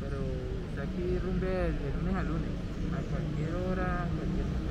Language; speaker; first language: Spanish; native; Spanish